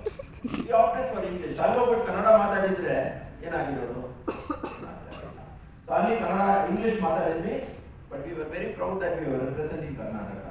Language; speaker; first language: Kannada; non-native, local second language; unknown